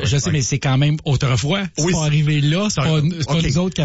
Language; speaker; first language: French; native; French